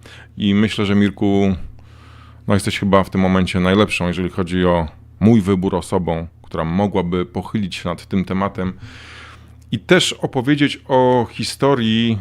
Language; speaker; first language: Polish; native; Polish